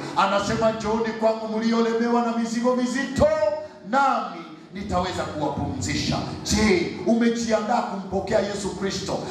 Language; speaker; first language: Swahili; non-native, local second language; Gusii